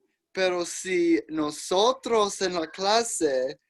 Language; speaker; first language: Spanish; non-native, learner; English